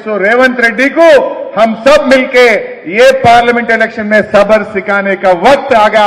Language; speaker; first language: Hindi; non-native, local second language; Telugu